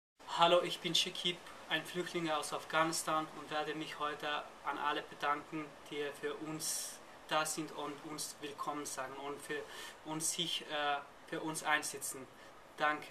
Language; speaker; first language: German; non-native, learner; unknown